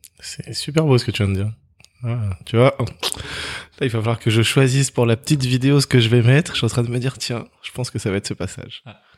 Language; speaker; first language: French; native; French